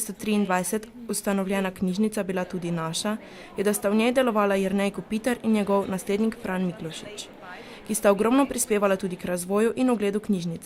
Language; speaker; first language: Slovenian; native; Slovenian